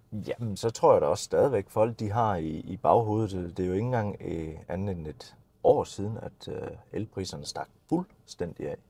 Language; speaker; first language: Danish; native; Danish